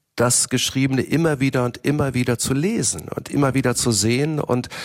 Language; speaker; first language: German; native; German